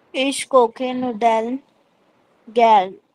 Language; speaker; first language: German; non-native, learner; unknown